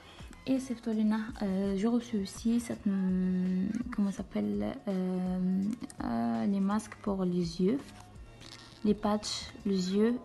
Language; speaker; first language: French; non-native, fluent; Arabic